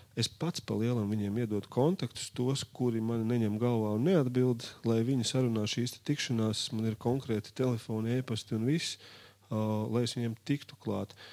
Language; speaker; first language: Latvian; native; Latvian